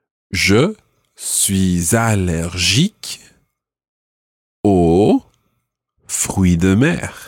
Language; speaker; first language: French; non-native, fluent; English